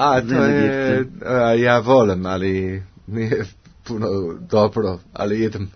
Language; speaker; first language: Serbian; non-native, learner; English